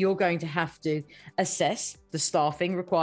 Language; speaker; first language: English; native; English